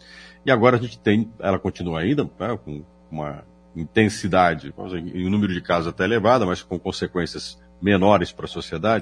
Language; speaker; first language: Portuguese; native; Portuguese